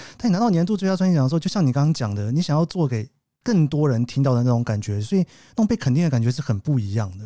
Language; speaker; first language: Chinese; native; Chinese